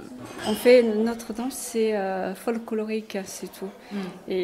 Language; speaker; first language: French; non-native, learner; Chinese